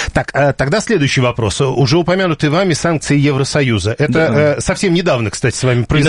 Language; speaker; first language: Russian; native; Russian